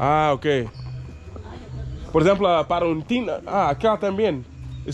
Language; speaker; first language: Spanish; non-native, learner; English